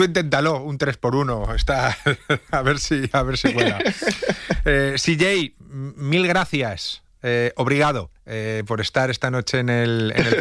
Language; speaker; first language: Spanish; native; Spanish